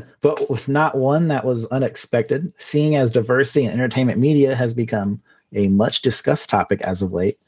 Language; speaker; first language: English; native; English